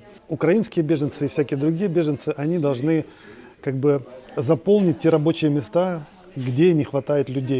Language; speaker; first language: Russian; native; Russian